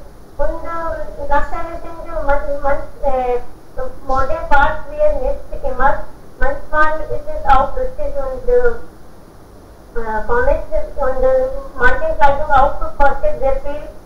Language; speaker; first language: German; non-native, learner; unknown